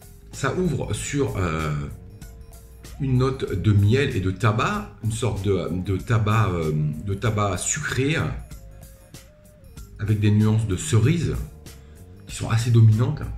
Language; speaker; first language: French; native; French